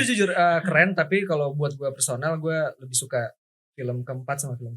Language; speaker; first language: Indonesian; native; Indonesian